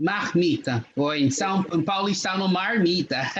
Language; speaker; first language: Portuguese; non-native, fluent; English